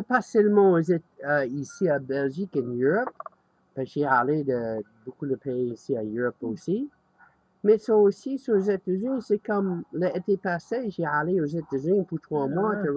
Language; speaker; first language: French; non-native, learner; English